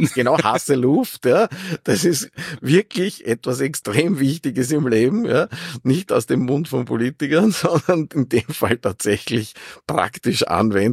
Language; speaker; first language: German; native; German